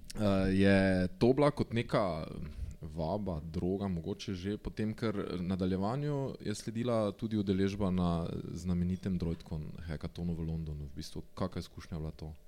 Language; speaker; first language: Slovenian; native; Slovenian